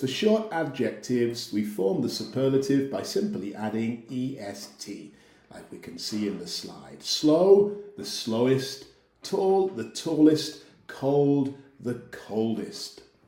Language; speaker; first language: English; native; English